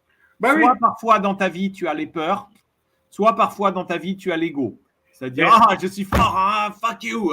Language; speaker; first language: French; native; French